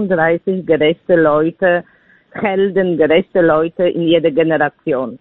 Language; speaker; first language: German; non-native, fluent; Polish